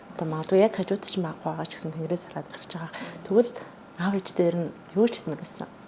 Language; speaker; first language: Mongolian; native; Mongolian